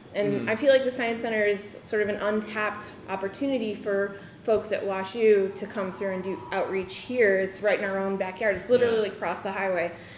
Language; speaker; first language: English; native; English